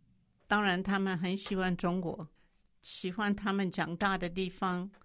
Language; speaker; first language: Chinese; non-native, fluent; English